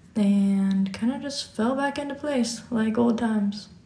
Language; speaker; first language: English; native; English